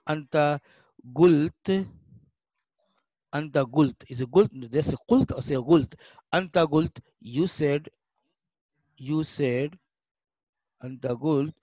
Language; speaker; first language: English; non-native, fluent; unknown